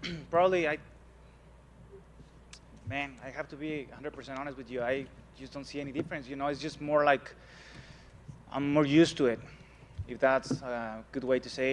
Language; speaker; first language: English; non-native, fluent; Spanish